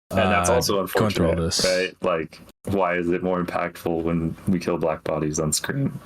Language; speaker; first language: English; native; English